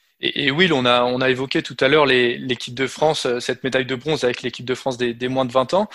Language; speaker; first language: French; native; French